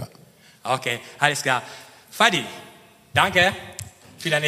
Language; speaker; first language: German; non-native, fluent; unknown